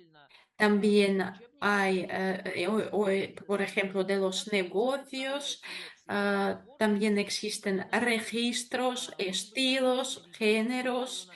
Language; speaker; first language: Spanish; non-native, fluent; Russian